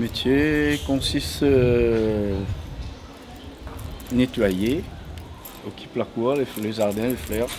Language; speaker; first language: French; non-native, local second language; Réunion Creole French